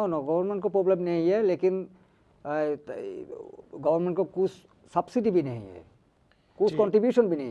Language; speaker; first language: Hindi; non-native, learner; Bangla